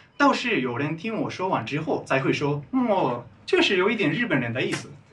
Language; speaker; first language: Chinese; non-native, fluent; Japanese